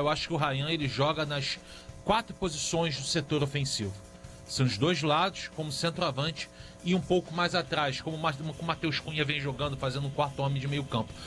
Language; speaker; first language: Portuguese; native; Portuguese